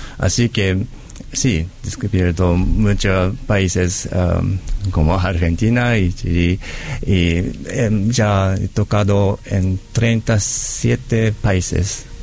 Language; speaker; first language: Spanish; non-native, learner; Japanese